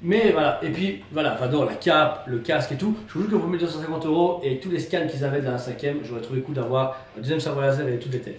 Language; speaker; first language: French; native; French